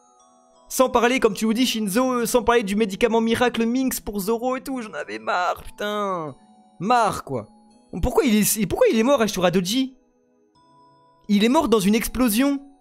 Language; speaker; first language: French; native; French